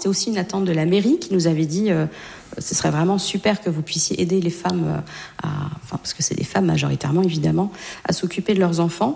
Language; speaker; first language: French; native; French